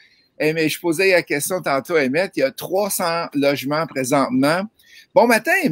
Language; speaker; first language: French; native; French